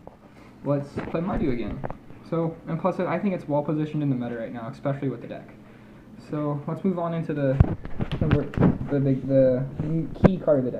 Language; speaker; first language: English; native; English